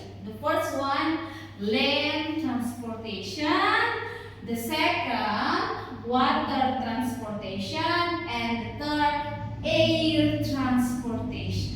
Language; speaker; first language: English; non-native, learner; Indonesian